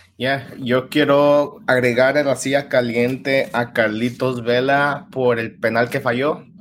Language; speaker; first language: Spanish; early bilingual, heritage; Spanish